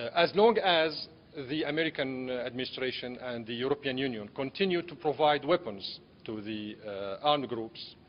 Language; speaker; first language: English; non-native, fluent; Arabic